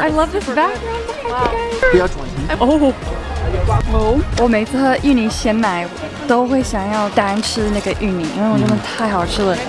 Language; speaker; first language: English; native; English